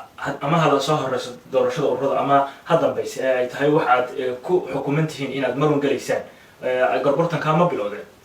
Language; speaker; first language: Somali; native; Somali